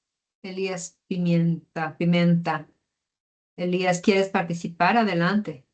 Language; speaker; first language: Spanish; native; Spanish